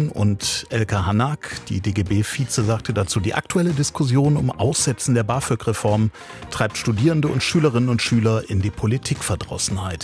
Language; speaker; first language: German; native; German